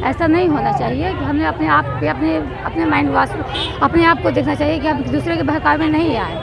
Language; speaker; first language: Hindi; native; Hindi